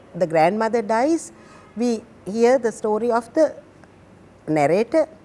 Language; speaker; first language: English; non-native, local second language; Sinhala